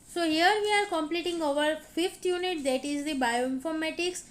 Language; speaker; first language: English; non-native, local second language; Gujarati